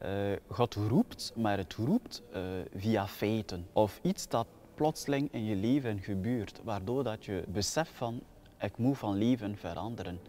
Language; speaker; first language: Dutch; non-native, fluent; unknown